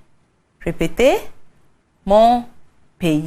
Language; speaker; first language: French; non-native, fluent; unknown